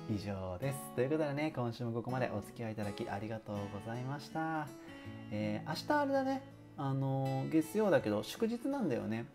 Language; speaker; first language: Japanese; native; Japanese